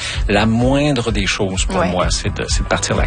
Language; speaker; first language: French; native; French